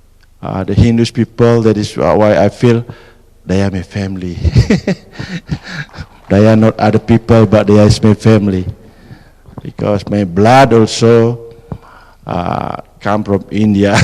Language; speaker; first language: English; non-native, fluent; Indonesian